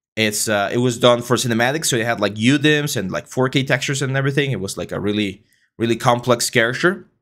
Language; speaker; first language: English; non-native, fluent; Spanish